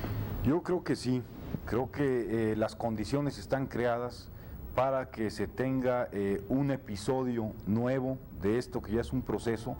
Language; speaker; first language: Spanish; native; Spanish